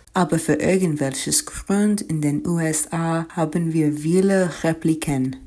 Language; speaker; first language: German; non-native, learner; English